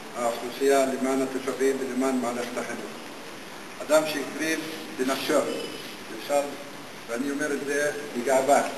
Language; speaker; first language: Hebrew; non-native, local second language; Arabic